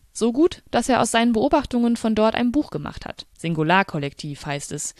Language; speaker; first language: German; native; German